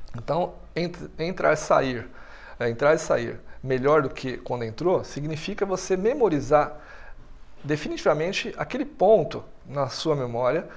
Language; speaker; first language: Portuguese; native; Portuguese